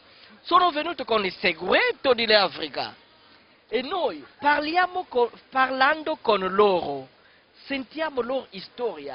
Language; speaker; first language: Italian; non-native, fluent; Kongo